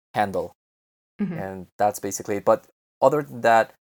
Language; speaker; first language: English; non-native, fluent; Spanish